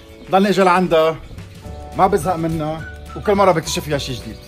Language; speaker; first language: Arabic; native; Arabic